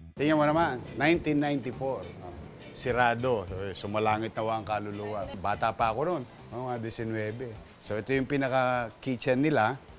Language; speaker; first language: Filipino; native; Filipino